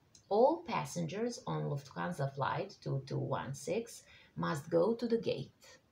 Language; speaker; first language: English; non-native, fluent; Serbian